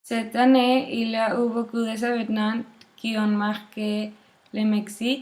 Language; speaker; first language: French; non-native, learner; Spanish